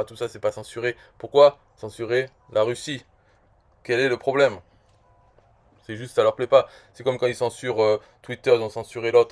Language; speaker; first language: French; native; French